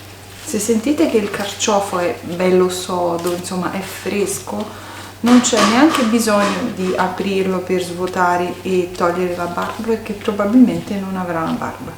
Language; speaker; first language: Italian; native; Italian